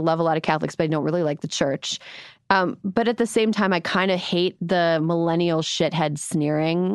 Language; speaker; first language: English; native; English